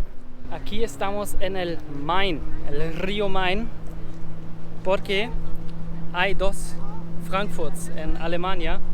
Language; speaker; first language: Spanish; non-native, learner; German